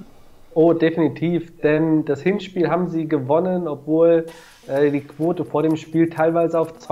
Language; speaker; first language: German; native; German